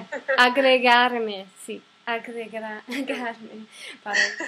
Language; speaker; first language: Spanish; non-native, learner; English